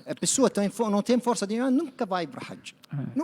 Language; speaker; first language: Portuguese; non-native, learner; Arabic